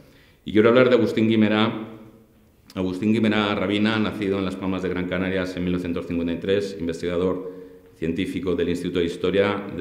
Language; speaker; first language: Spanish; native; Spanish